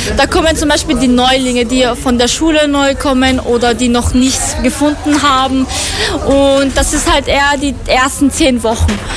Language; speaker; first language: German; non-native, fluent; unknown